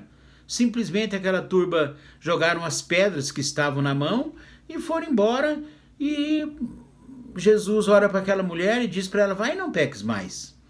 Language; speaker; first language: Portuguese; native; Portuguese